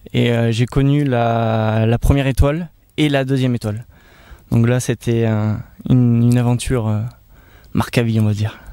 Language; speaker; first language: French; native; French